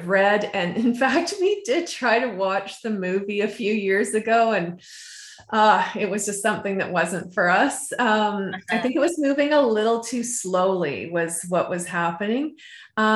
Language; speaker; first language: English; native; English